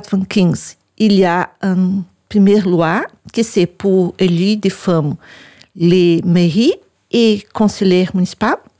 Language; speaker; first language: French; non-native, learner; Portuguese